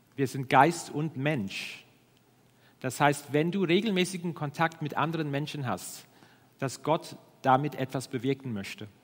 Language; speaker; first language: German; non-native, fluent; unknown